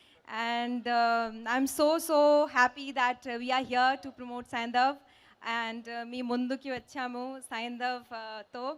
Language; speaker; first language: Telugu; non-native, fluent; Hindi